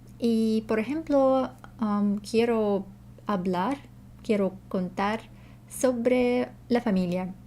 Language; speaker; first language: Spanish; non-native, learner; Russian